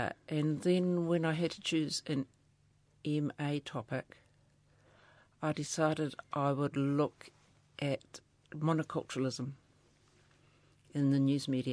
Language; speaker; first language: English; native; English